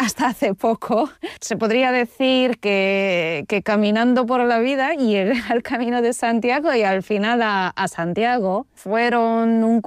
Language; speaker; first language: Spanish; non-native, fluent; Polish